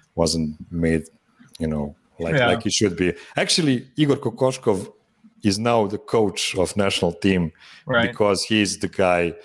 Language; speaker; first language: English; non-native, fluent; Serbian